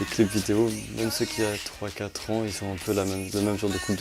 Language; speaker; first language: French; native; French